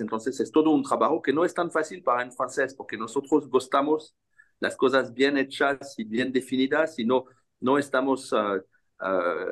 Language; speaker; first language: Spanish; non-native, fluent; French